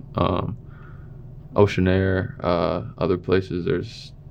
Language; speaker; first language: English; native; English